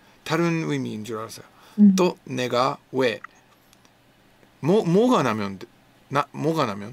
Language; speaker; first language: Korean; non-native, learner; English